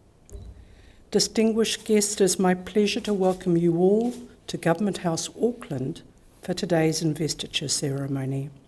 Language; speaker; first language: English; native; English